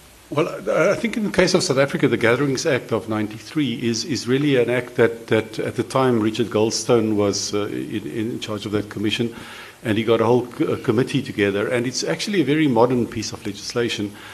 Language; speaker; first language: English; non-native, local second language; Afrikaans